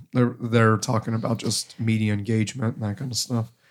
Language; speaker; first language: English; native; English